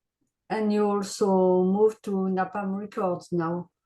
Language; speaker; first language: English; non-native, learner; French